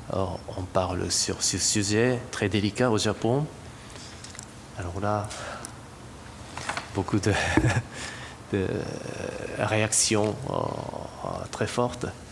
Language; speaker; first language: French; non-native, fluent; Japanese